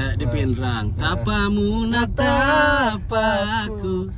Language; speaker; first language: Indonesian; native; Indonesian